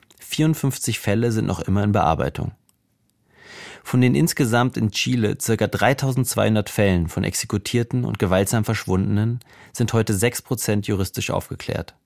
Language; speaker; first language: German; native; German